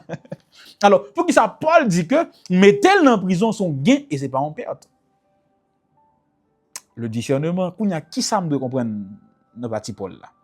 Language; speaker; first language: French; non-native, local second language; Haitian Creole